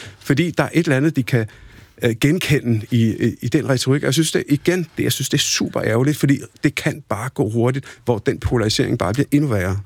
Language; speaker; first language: Danish; early bilingual, other home language; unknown